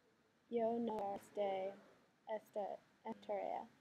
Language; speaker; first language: Spanish; non-native, learner; English